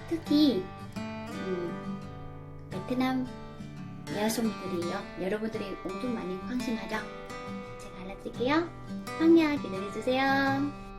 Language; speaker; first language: Korean; non-native, learner; Vietnamese